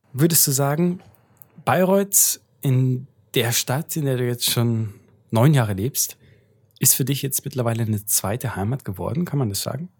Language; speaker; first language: German; native; German